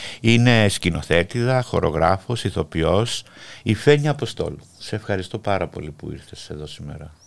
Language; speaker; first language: Greek; native; Greek